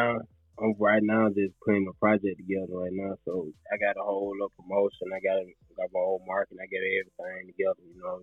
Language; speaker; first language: English; native; English